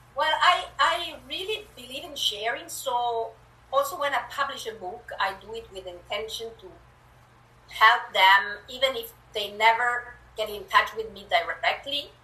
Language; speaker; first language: English; non-native, fluent; Italian